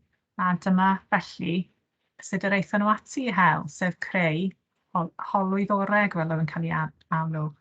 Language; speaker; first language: Welsh; native; Welsh